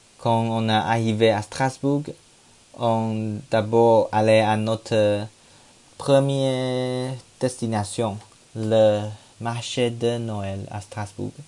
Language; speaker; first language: French; non-native, learner; Chinese